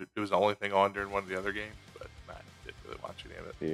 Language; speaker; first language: English; native; English